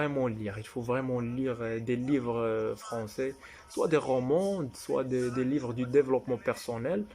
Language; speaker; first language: French; non-native, fluent; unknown